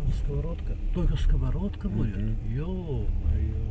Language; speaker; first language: Russian; native; Russian